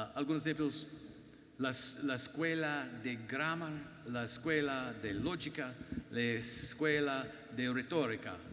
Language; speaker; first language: Spanish; non-native, learner; English